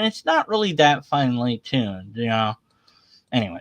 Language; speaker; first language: English; native; English